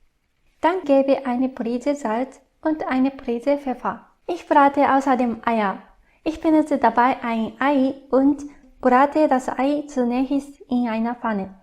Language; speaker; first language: German; non-native, fluent; Japanese